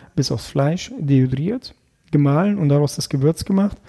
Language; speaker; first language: German; early bilingual, other home language; Russian